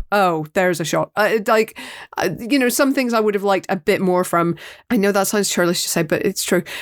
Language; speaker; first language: English; native; English